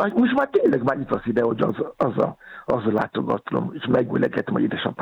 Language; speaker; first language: Hungarian; non-native, fluent; Yoruba